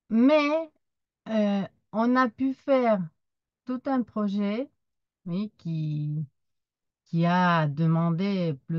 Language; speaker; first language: French; non-native, fluent; Spanish